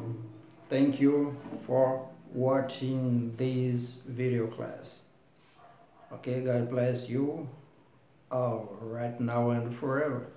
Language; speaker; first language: English; non-native, learner; Portuguese